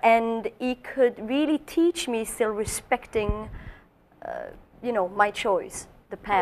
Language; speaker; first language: English; non-native, fluent; French